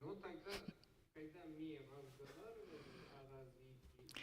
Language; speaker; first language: Russian; non-native, learner; Persian